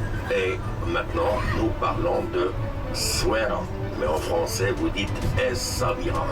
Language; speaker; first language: French; non-native, local second language; Arabic